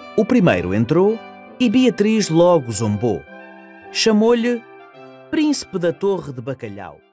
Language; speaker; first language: Portuguese; native; Portuguese